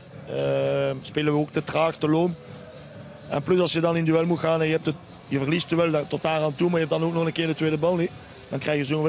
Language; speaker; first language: Dutch; native; Dutch